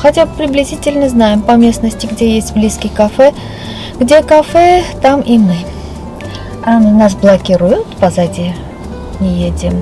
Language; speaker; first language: Russian; non-native, local second language; Armenian